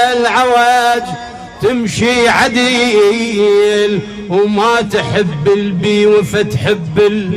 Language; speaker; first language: Arabic; native; Arabic